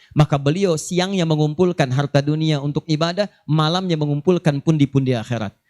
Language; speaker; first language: Indonesian; native; Indonesian